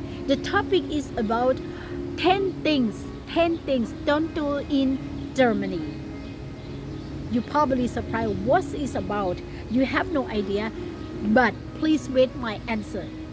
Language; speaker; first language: English; non-native, learner; Thai